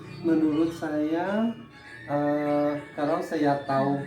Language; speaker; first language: Indonesian; non-native, learner; Thai